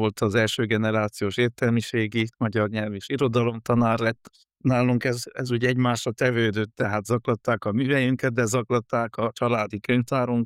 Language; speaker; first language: Hungarian; native; Hungarian